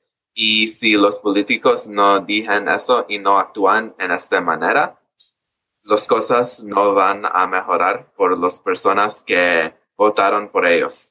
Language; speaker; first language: Spanish; early bilingual, heritage; English